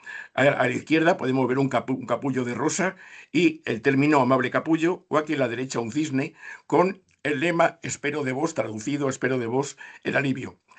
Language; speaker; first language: Spanish; native; Spanish